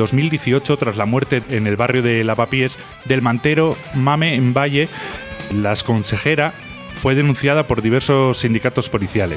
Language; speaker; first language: Spanish; native; Spanish